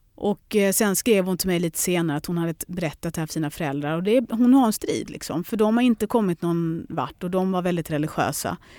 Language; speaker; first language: Swedish; early bilingual, other home language; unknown